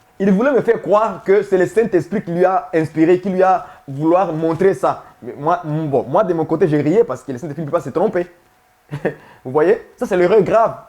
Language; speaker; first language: French; non-native, local second language; Swahili